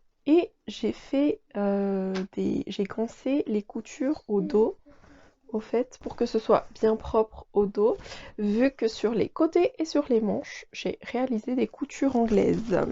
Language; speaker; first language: French; native; French